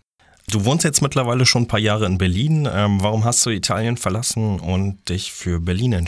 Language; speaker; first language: German; native; German